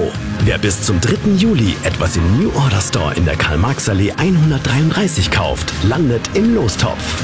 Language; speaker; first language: German; native; German